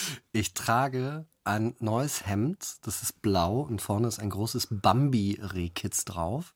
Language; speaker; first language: German; native; German